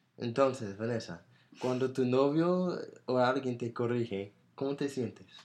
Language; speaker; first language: Spanish; non-native, fluent; English